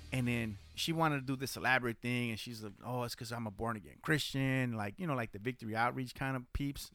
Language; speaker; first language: English; early bilingual, other home language; Spanish